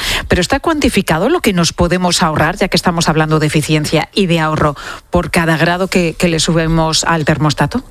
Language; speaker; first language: Spanish; native; Spanish